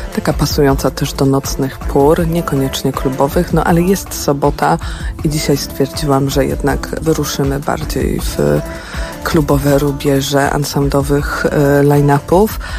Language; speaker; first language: Polish; native; Polish